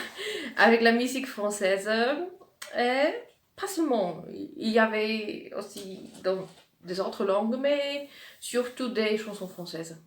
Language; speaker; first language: French; non-native, fluent; Polish